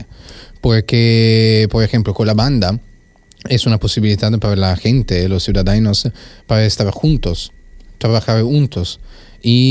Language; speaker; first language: Spanish; non-native, fluent; Italian